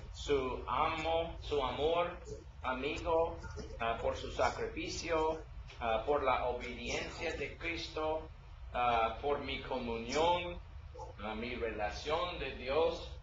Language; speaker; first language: Spanish; non-native, learner; English